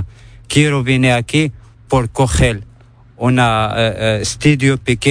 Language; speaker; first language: Spanish; non-native, learner; Arabic